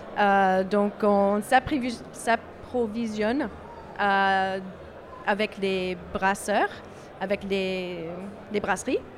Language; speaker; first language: French; non-native, fluent; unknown